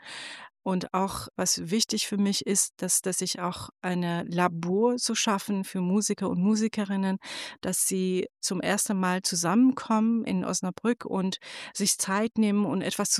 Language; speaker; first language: German; non-native, fluent; Persian